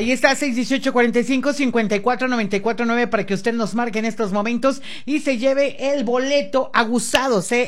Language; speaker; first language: Spanish; native; Spanish